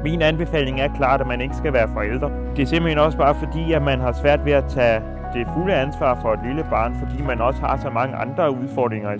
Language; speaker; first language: Danish; native; Danish